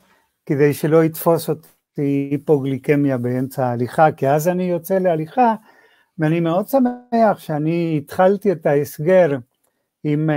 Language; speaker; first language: Hebrew; non-native, fluent; Spanish